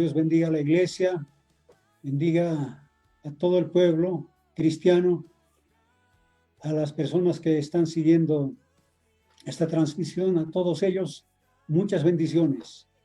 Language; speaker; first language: Spanish; native; Spanish